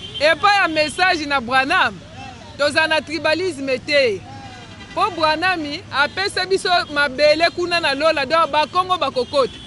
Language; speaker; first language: Lingala; non-native, local second language; Kituba (Democratic Republic of Congo)